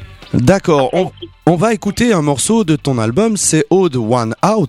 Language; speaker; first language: French; native; French